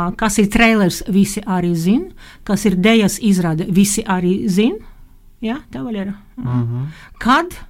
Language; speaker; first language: Latvian; non-native, local second language; Russian